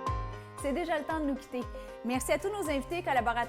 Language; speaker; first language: French; native; French